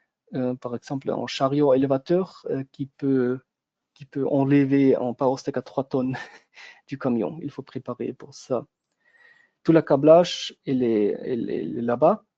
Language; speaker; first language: French; non-native, local second language; German